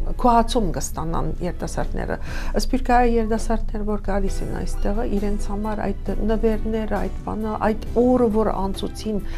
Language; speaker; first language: Armenian; early bilingual, heritage; Armenian